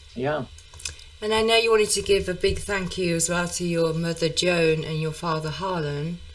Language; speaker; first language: English; native; English